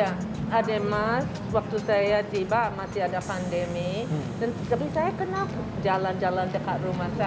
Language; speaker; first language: Indonesian; non-native, fluent; English